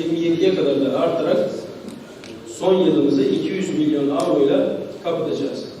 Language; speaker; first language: Turkish; early bilingual, heritage; Turkish